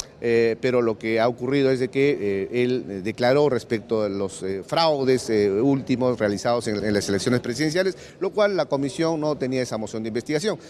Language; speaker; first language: Spanish; native; Spanish